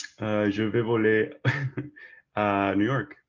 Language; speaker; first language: French; non-native, learner; English